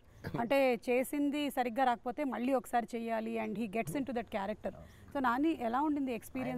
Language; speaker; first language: Telugu; native; Telugu